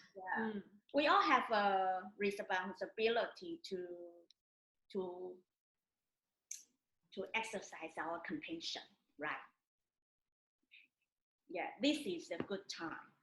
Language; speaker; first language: English; non-native, learner; Chinese